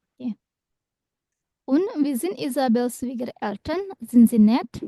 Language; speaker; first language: German; non-native, fluent; Indonesian